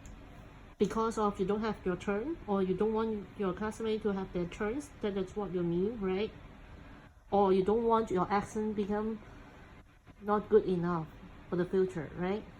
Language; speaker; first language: English; non-native, local second language; Cantonese